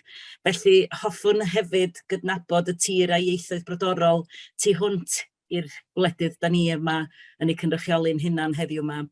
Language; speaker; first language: Welsh; native; Welsh